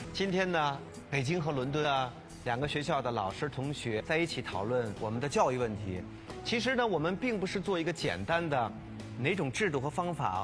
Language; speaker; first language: Chinese; native; Chinese